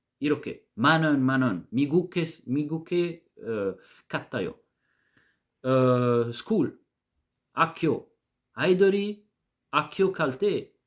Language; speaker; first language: Korean; non-native, learner; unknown